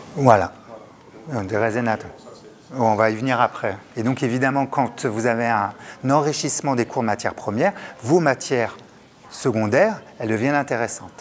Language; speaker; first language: French; native; French